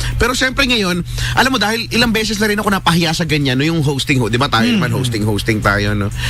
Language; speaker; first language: Filipino; native; Filipino